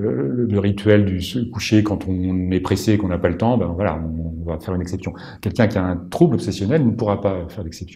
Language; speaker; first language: French; native; French